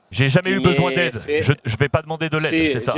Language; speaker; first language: French; native; French